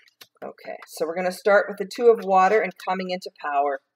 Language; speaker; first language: English; native; English